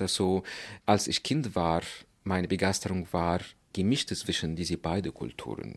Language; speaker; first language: German; non-native, fluent; Arabic